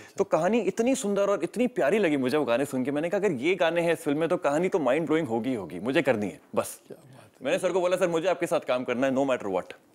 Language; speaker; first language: Hindi; native; Hindi